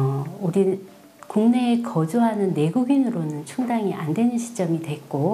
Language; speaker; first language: Korean; native; Korean